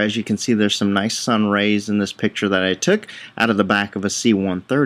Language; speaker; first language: English; native; English